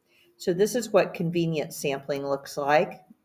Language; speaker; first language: English; native; English